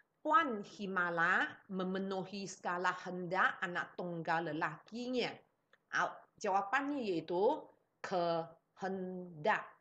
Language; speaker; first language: Malay; non-native, local second language; Chinese